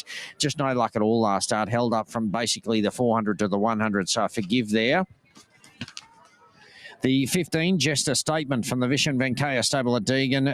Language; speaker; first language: English; native; English